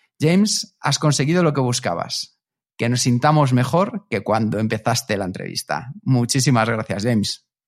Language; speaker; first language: Spanish; native; Spanish